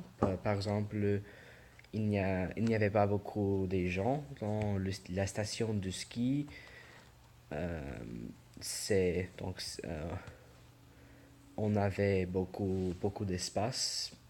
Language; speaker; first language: French; non-native, learner; English